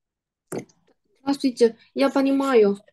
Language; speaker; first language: Russian; non-native, learner; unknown